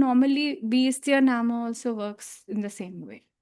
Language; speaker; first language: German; non-native, fluent; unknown